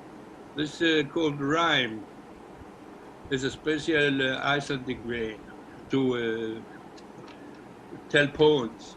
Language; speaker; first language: English; non-native, learner; Icelandic